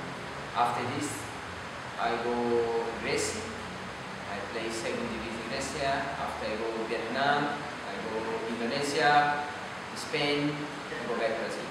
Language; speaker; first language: English; non-native, learner; Portuguese